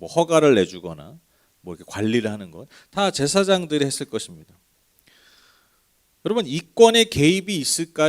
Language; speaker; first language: Korean; native; Korean